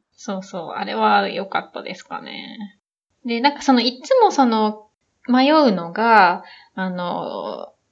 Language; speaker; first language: Japanese; native; Japanese